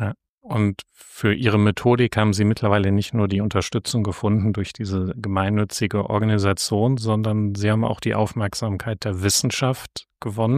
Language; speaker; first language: German; native; German